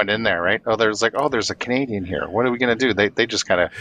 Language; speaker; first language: English; native; English